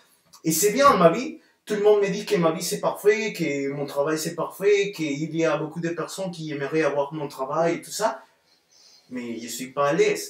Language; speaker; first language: French; non-native, fluent; Spanish